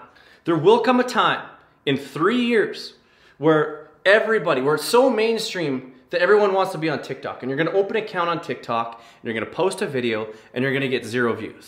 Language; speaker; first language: English; native; English